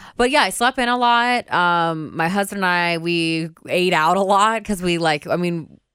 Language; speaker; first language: English; native; English